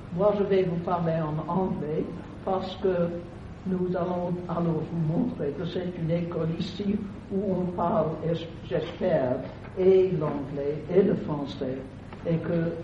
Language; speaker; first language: French; non-native, fluent; English